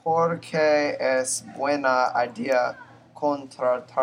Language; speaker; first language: Spanish; non-native, learner; English